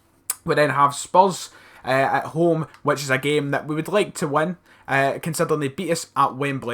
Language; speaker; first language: English; native; English